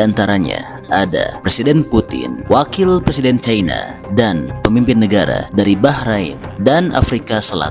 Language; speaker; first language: Indonesian; native; Indonesian